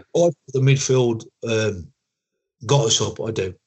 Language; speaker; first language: English; native; English